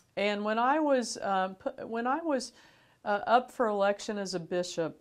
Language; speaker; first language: English; native; English